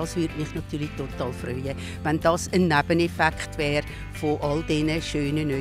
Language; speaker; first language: German; native; German